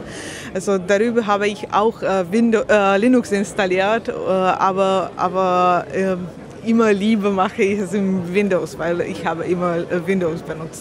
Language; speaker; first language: German; non-native, learner; Slovak